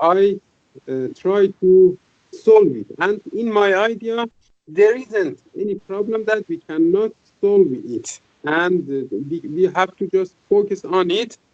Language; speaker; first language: English; non-native, fluent; Persian